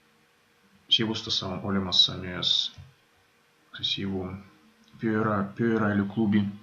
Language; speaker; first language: Finnish; non-native, fluent; Russian